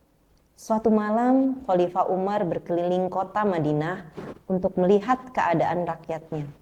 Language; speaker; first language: Indonesian; native; Indonesian